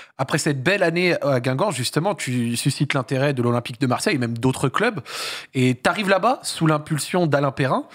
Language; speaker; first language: French; native; French